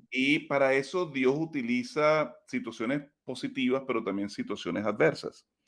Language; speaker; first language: Spanish; native; Spanish